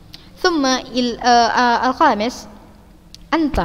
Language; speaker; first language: Arabic; non-native, fluent; Indonesian